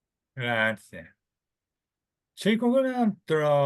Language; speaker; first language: Italian; non-native, fluent; English